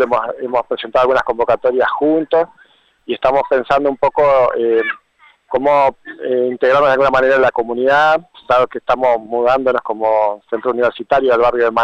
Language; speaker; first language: Spanish; native; Spanish